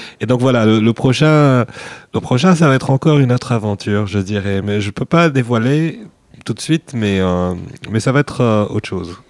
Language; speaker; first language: French; non-native, local second language; Arabic